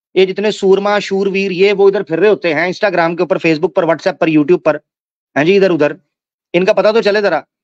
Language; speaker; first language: Hindi; native; Hindi